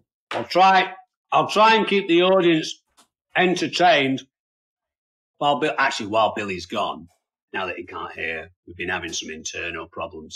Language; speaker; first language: English; native; English